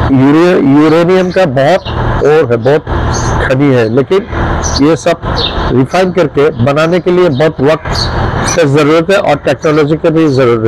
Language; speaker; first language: Hindi; non-native, learner; Bangla